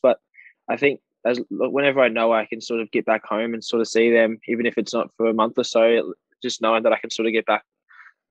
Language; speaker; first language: English; native; English